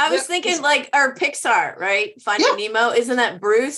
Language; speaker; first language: English; native; English